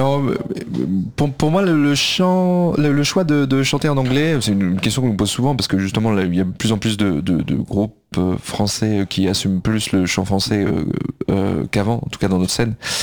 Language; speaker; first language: French; native; French